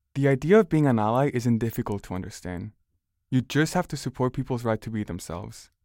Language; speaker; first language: English; early bilingual, other home language; Spanish